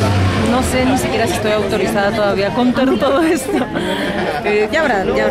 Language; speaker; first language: Spanish; native; Spanish